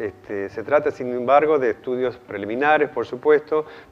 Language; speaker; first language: Spanish; native; Spanish